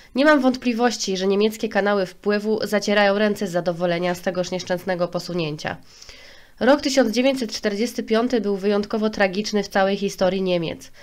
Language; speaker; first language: Polish; native; Polish